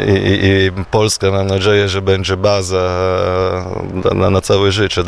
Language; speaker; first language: Polish; non-native, fluent; Italian